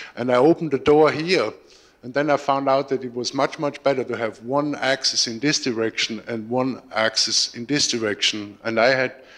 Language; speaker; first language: English; non-native, fluent; German